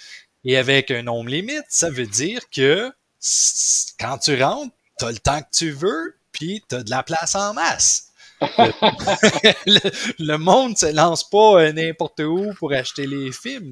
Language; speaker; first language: French; native; French